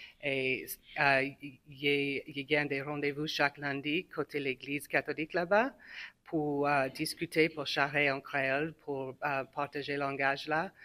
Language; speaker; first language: French; non-native, local second language; English